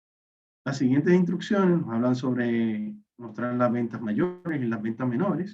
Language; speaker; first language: Spanish; native; Spanish